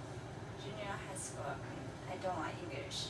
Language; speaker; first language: English; non-native, learner; Chinese